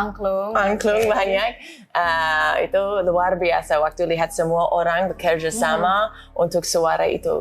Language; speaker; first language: Indonesian; non-native, fluent; English